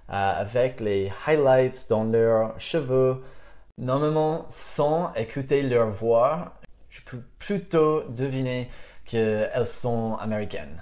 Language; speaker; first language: French; non-native, fluent; English